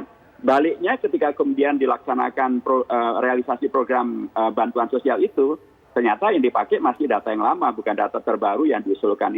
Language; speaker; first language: Indonesian; native; Indonesian